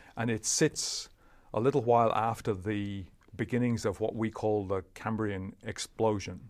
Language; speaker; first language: English; native; English